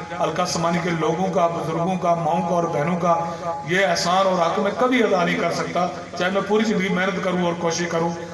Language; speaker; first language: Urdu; non-native, local second language; Pahari-Potwari